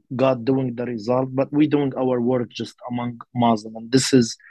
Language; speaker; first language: English; non-native, learner; Arabic